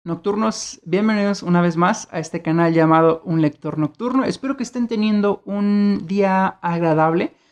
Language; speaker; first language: Spanish; native; Spanish